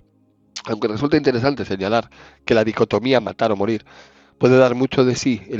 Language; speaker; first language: Spanish; native; Spanish